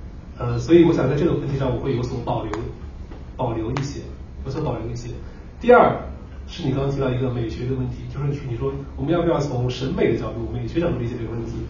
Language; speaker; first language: Chinese; native; Chinese